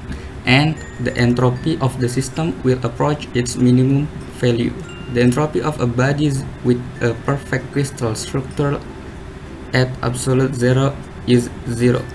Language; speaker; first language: English; non-native, learner; Indonesian